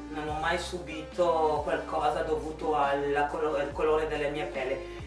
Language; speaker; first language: Italian; non-native, fluent; French